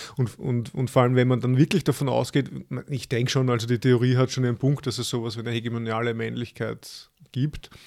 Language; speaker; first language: German; native; German